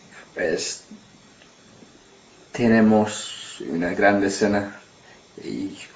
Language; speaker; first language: Spanish; non-native, learner; English